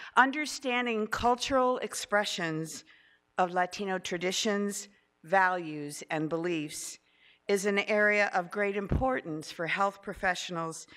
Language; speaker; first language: English; early bilingual, other home language; Spanish